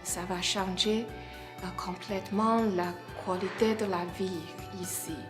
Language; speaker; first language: French; non-native, learner; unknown